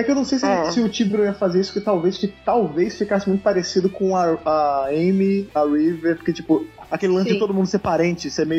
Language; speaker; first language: Portuguese; native; Portuguese